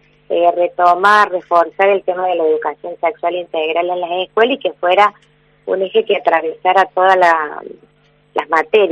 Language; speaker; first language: Spanish; native; Spanish